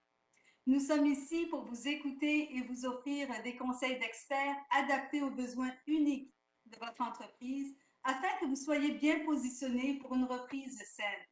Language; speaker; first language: French; native; French